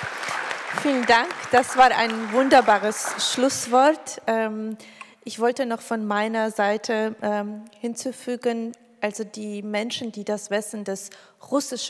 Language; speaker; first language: German; non-native, fluent; Georgian